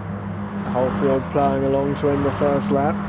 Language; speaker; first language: English; native; English